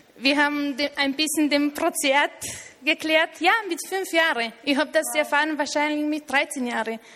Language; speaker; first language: German; non-native, fluent; Romanian